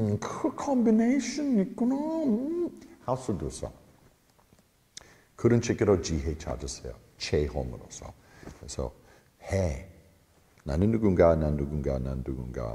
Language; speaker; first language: Korean; non-native, fluent; English